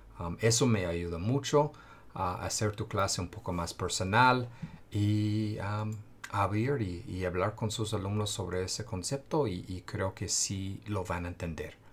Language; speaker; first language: Spanish; non-native, fluent; English